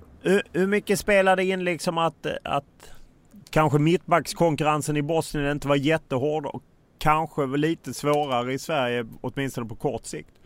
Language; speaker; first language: Swedish; native; Swedish